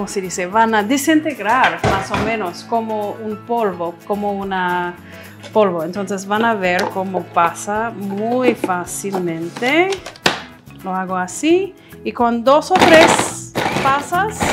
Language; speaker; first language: Spanish; non-native, fluent; English